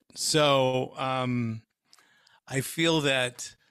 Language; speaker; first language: English; native; English